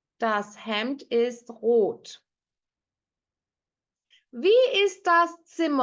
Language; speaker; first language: German; non-native, fluent; Turkish